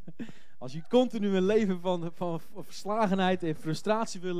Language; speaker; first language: Dutch; native; Dutch